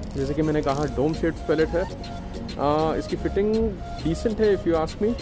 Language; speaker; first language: Hindi; non-native, local second language; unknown